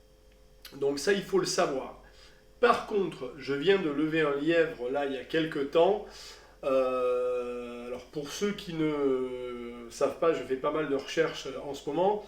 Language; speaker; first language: French; native; French